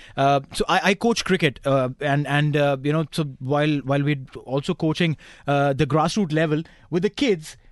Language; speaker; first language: English; non-native, local second language; Hindi